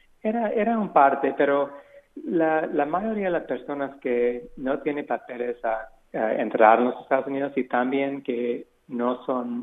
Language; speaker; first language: Spanish; non-native, fluent; English